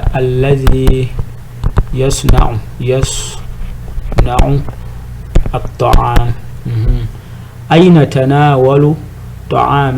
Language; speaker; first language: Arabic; non-native, fluent; French